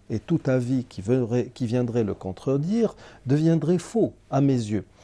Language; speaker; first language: French; non-native, local second language; Arabic